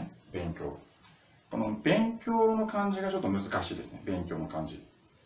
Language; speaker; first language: Japanese; non-native, fluent; Russian